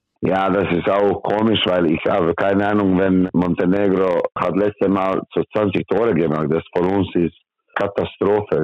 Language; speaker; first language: German; non-native, learner; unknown